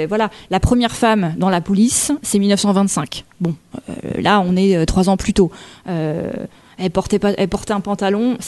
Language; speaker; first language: French; native; French